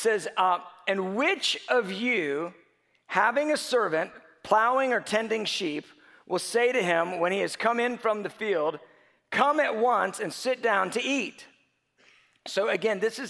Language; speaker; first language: English; native; English